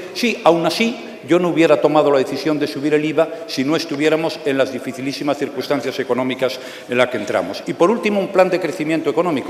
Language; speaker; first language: Spanish; native; Spanish